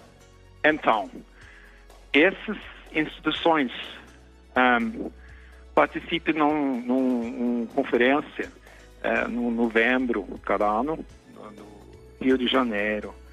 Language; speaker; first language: Portuguese; non-native, fluent; Norwegian